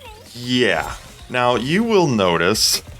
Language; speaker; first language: English; native; English